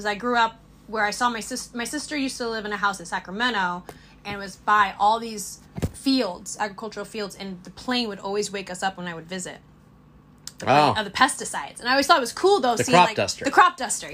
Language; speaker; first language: English; native; English